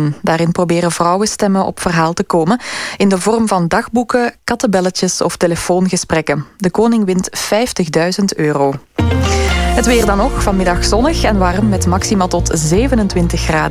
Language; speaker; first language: Dutch; native; Dutch